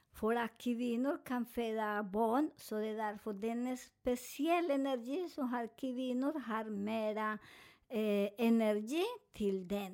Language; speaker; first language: Swedish; non-native, fluent; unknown